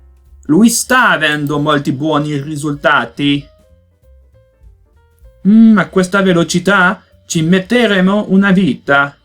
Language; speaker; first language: Italian; non-native, learner; Portuguese